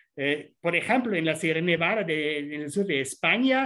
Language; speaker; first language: Spanish; non-native, fluent; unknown